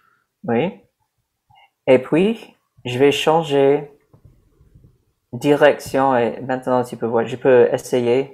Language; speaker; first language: French; non-native, learner; English